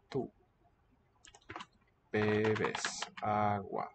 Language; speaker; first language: Spanish; non-native, learner; English